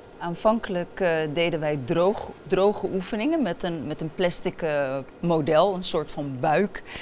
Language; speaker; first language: Dutch; early bilingual, other home language; Arabic